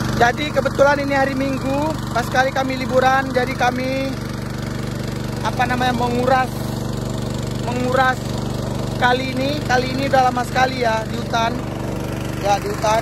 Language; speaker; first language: Indonesian; native; Indonesian